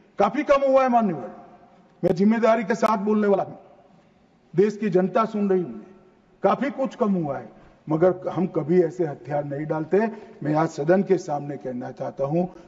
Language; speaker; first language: Hindi; native; Hindi